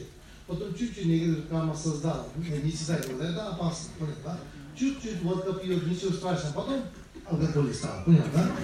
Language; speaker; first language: Russian; non-native, learner; Tibetan